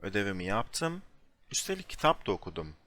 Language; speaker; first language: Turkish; non-native, fluent; English